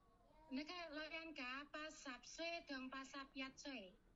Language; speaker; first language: Chinese; non-native, learner; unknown